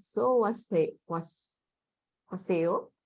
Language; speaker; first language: Korean; non-native, learner; Indonesian